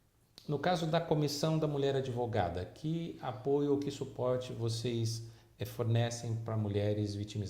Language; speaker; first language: Portuguese; native; Portuguese